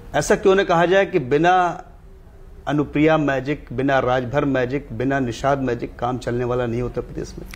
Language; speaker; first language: Hindi; native; Hindi